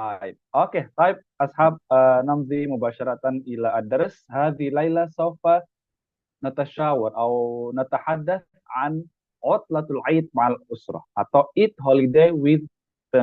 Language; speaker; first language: Arabic; non-native, fluent; Indonesian